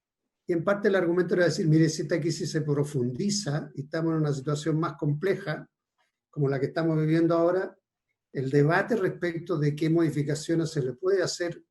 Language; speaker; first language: Spanish; native; Spanish